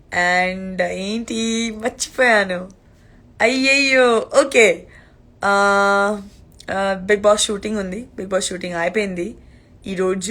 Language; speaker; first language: Telugu; non-native, local second language; Gujarati